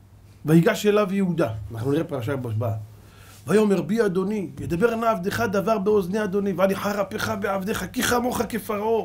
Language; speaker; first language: Hebrew; native; Hebrew